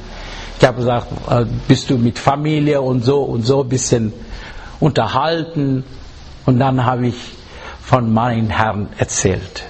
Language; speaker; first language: German; non-native, fluent; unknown